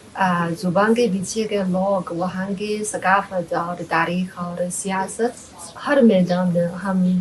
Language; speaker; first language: Hindi; non-native, fluent; Chinese